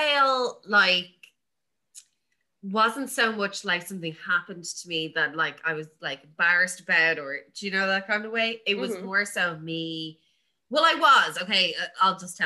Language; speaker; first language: English; native; English